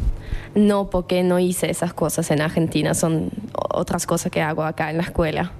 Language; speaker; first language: Spanish; non-native, fluent; German